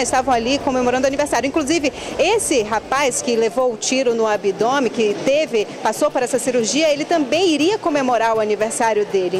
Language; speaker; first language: Portuguese; native; Portuguese